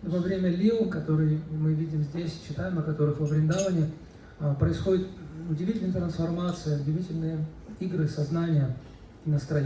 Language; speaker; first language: Russian; native; Russian